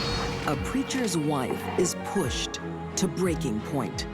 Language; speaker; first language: English; native; English